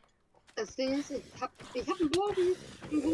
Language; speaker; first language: German; native; German